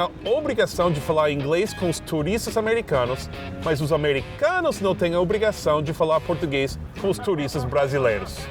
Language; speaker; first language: Portuguese; non-native, fluent; English